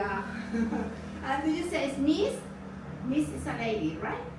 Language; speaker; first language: English; non-native, learner; Spanish